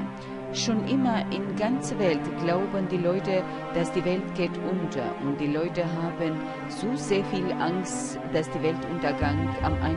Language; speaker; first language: German; non-native, learner; Albanian